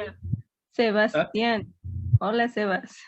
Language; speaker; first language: Spanish; native; Spanish